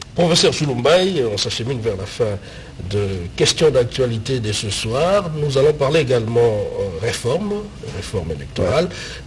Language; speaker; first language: French; non-native, local second language; Lingala